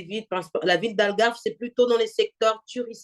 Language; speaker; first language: French; non-native, fluent; Portuguese